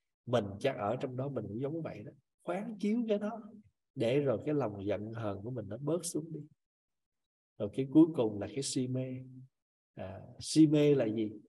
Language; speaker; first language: Vietnamese; native; Vietnamese